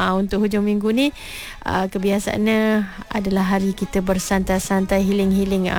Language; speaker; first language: Malay; native; Malay